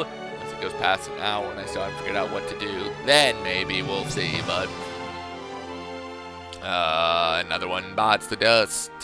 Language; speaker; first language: English; native; English